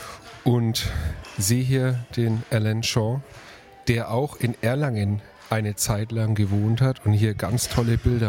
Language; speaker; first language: German; native; German